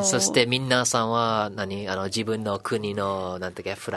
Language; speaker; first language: Japanese; non-native, learner; English